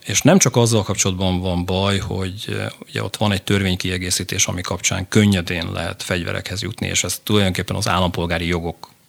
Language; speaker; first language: Hungarian; native; Hungarian